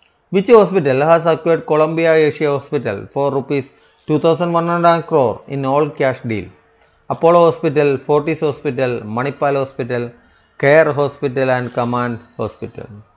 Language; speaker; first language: English; non-native, local second language; Malayalam